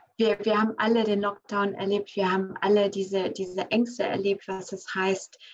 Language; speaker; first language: German; early bilingual, other home language; English